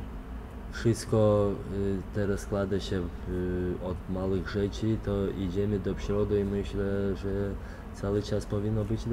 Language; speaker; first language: Polish; non-native, fluent; Lithuanian